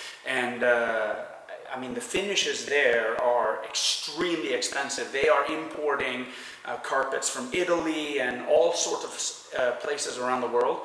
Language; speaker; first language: English; non-native, fluent; Swedish